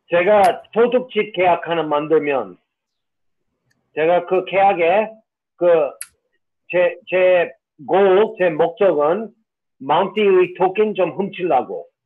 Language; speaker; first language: Korean; non-native, fluent; English